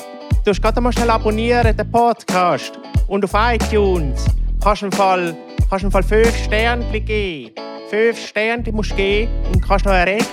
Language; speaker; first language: German; native; German